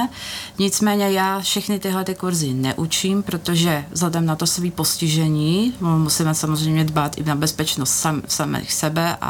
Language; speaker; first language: Czech; native; Czech